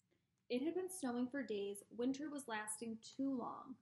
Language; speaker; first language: English; native; English